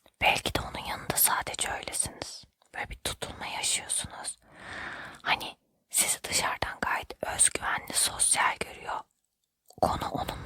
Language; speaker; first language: Turkish; native; Turkish